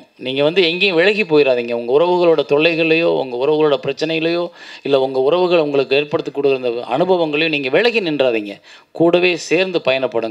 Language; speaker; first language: Tamil; native; Tamil